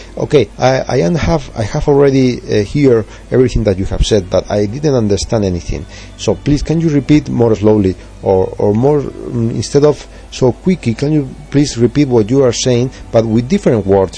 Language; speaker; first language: English; non-native, fluent; Spanish